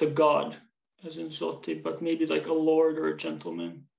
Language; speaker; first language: English; early bilingual, other home language; Albanian